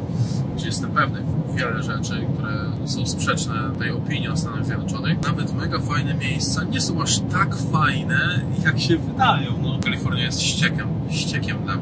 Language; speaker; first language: Polish; native; Polish